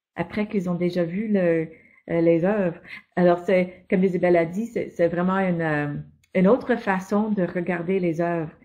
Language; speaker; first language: French; non-native, fluent; English